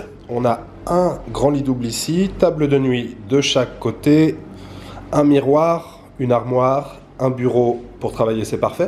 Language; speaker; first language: French; native; French